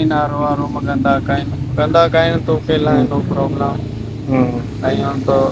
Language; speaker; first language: Filipino; non-native, learner; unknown